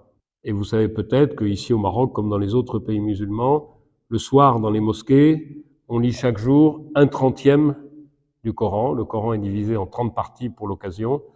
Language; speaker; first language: French; native; French